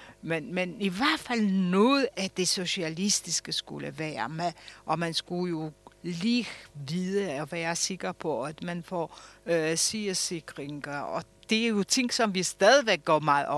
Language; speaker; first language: Danish; non-native, fluent; Polish